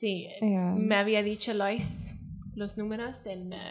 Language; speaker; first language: Spanish; non-native, fluent; Welsh